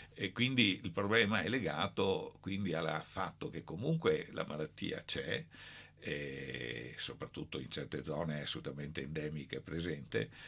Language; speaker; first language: Italian; native; Italian